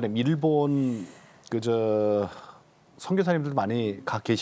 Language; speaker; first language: Korean; native; Korean